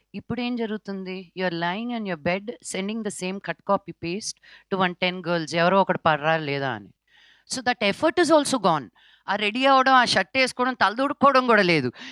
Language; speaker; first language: Telugu; native; Telugu